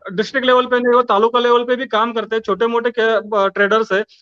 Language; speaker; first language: Hindi; non-native, local second language; Marathi